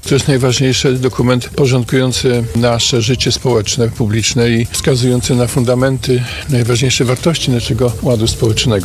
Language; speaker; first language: Polish; native; Polish